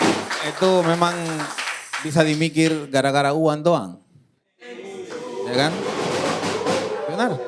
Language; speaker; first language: Indonesian; non-native, fluent; Dutch